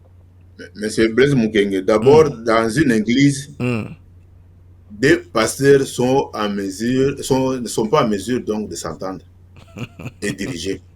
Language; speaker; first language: French; non-native, local second language; Lingala